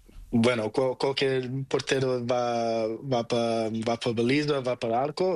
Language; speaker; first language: Spanish; non-native, learner; Portuguese